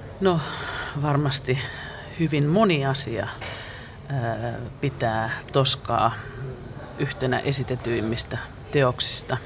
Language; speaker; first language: Finnish; native; Finnish